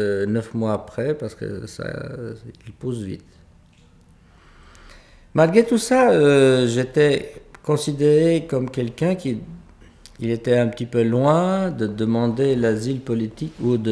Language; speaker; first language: French; non-native, fluent; Albanian